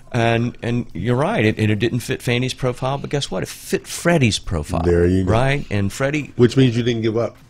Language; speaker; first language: English; native; English